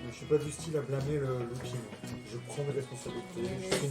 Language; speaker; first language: French; native; French